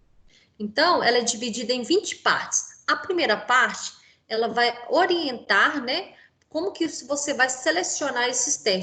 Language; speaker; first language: Portuguese; native; Portuguese